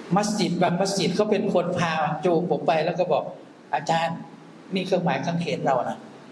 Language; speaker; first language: Thai; non-native, local second language; Malay